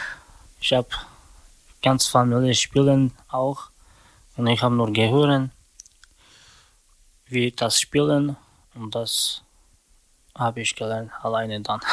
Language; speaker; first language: German; non-native, learner; Slovak